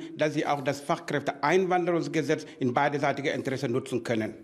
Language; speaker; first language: German; non-native, fluent; Wolof